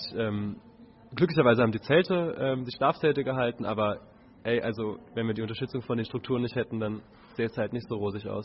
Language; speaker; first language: German; native; German